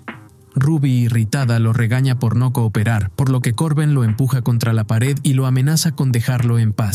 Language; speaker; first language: Spanish; native; Spanish